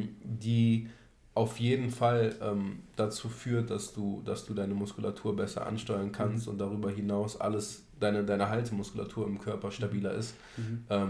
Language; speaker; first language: German; native; German